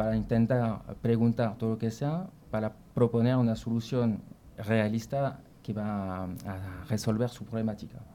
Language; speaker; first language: Spanish; non-native, fluent; French